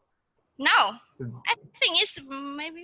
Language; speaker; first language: English; non-native, learner; Vietnamese